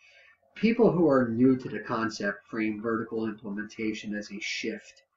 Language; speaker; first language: English; native; English